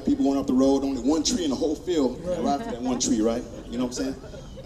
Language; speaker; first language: English; native; English